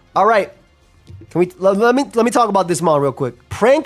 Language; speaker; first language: English; native; English